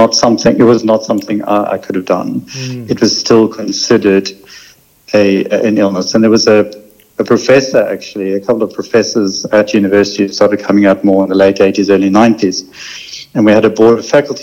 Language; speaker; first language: English; native; English